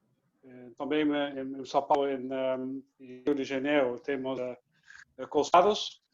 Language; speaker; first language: Portuguese; non-native, learner; Dutch